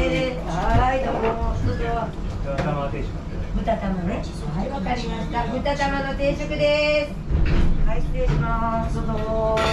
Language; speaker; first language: Japanese; native; Japanese